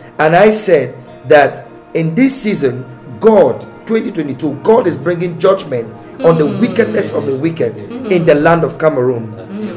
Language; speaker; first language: English; native; English